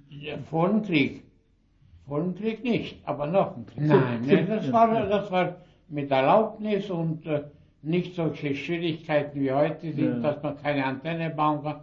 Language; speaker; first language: German; early bilingual, heritage; German